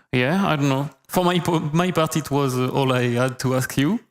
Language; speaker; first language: English; non-native, fluent; French